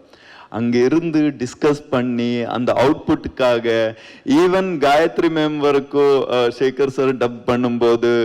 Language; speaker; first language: Tamil; non-native, learner; Kannada